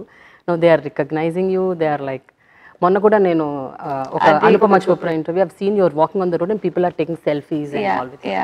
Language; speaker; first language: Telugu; native; Telugu